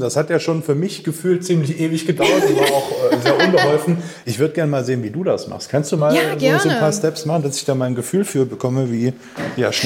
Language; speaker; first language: German; native; German